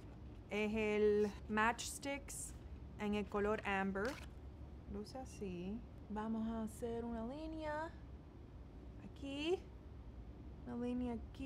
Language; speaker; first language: Spanish; early bilingual, heritage; Spanish